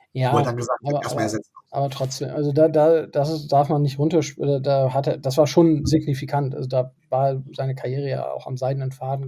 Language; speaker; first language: German; native; German